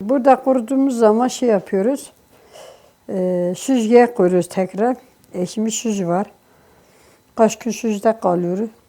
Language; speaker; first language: Turkish; native; Turkish